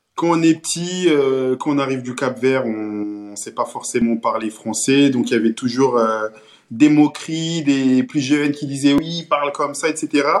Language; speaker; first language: French; early bilingual, other home language; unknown